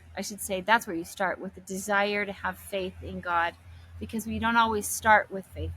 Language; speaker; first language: English; native; English